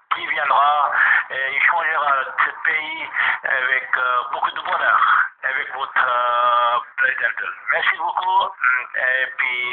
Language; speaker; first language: French; non-native, learner; Hindi